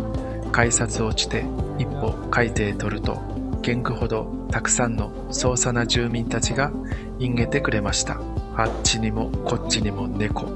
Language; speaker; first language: Japanese; native; Japanese